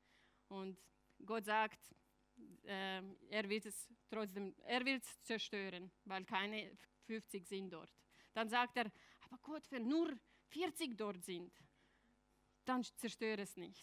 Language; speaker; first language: German; non-native, fluent; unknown